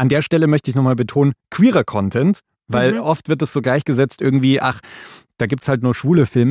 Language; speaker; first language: German; native; German